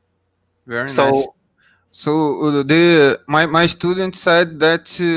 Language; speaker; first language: English; non-native, learner; Portuguese